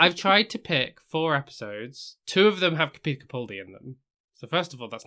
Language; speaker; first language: English; native; English